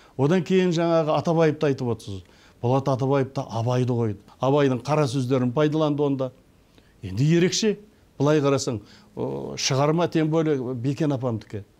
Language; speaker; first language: Kazakh; early bilingual, heritage; Kazakh